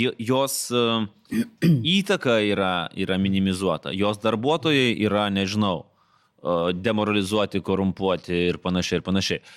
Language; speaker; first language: Lithuanian; native; Lithuanian